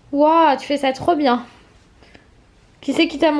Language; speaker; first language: French; native; French